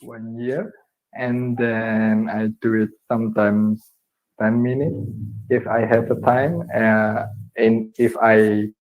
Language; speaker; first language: English; non-native, learner; Indonesian